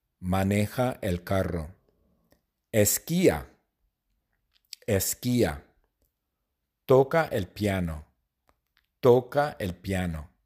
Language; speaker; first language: Spanish; non-native, fluent; English